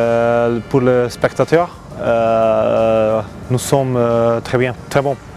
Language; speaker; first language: French; non-native, learner; Hungarian